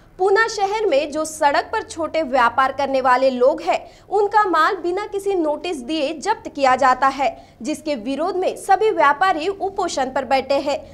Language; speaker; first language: Hindi; non-native, local second language; Marathi